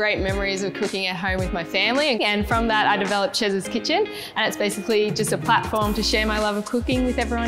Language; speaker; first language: English; native; English